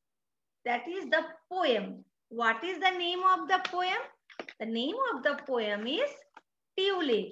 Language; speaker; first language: English; non-native, learner; Bangla